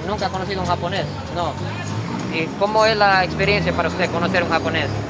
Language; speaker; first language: Spanish; non-native, fluent; Japanese